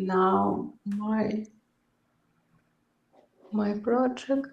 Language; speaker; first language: English; non-native, learner; Belarusian